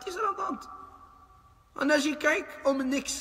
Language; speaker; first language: Dutch; early bilingual, other home language; Arabic